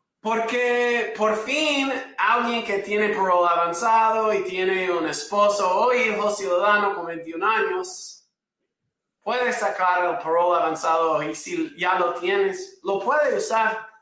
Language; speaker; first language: Spanish; non-native, fluent; English